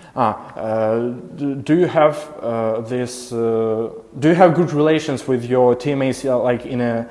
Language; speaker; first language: English; non-native, learner; Ukrainian